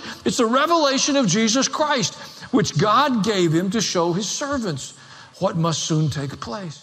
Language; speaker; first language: English; native; English